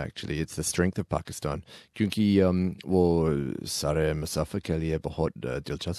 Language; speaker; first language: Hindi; non-native, learner; English